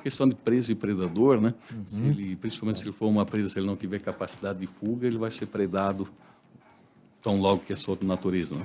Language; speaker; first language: Portuguese; native; Portuguese